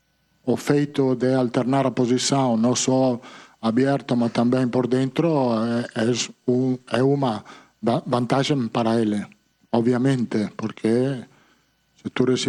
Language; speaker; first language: Portuguese; non-native, fluent; Italian